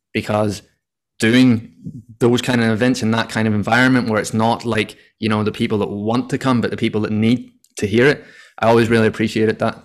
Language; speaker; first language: English; native; English